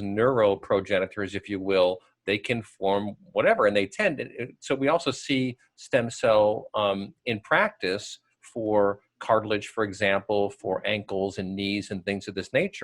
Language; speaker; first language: English; native; English